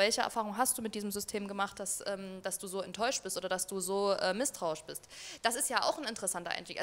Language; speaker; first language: German; native; German